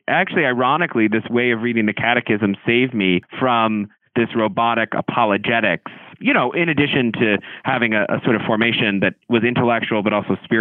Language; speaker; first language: English; native; English